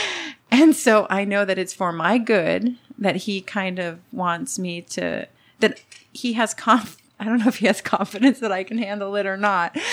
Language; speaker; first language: English; early bilingual, other home language; Spanish